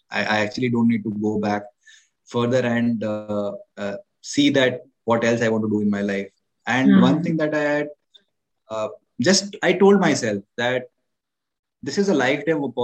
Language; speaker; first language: English; non-native, local second language; Hindi